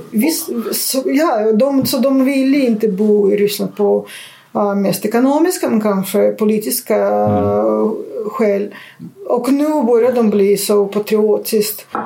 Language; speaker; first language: Swedish; non-native, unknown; Russian